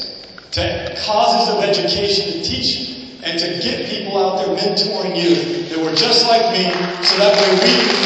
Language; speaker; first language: English; native; English